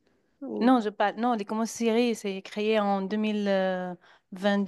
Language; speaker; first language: French; non-native, fluent; Arabic